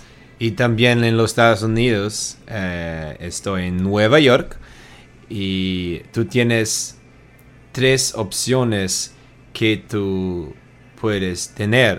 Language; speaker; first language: Spanish; non-native, learner; German